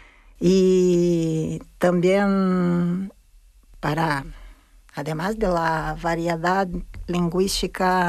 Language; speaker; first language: Spanish; non-native, fluent; Portuguese